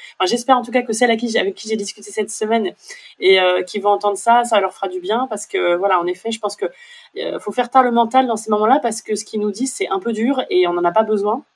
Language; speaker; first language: French; native; French